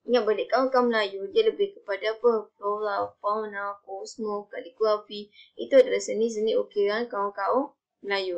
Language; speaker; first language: Malay; native; Malay